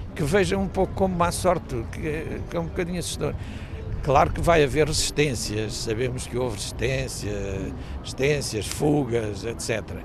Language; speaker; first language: Portuguese; native; Portuguese